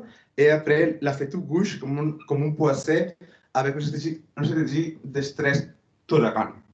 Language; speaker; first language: French; non-native, fluent; Spanish